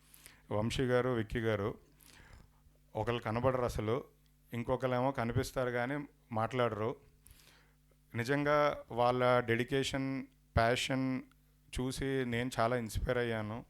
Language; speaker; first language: Telugu; native; Telugu